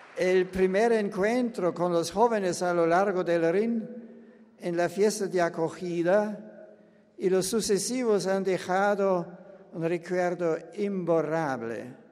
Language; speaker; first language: Spanish; non-native, fluent; German